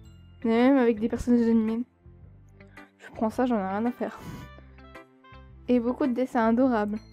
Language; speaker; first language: French; native; French